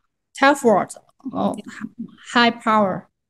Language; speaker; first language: English; non-native, learner; Chinese